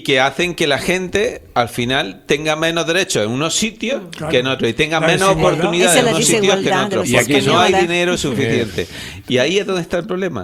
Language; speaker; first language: Spanish; native; Spanish